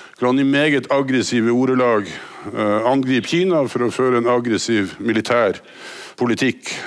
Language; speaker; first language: Norwegian; native; Norwegian